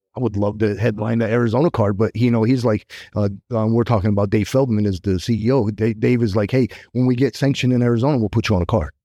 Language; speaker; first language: English; native; English